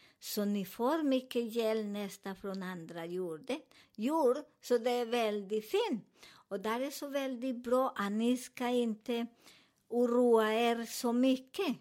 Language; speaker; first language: Swedish; non-native, learner; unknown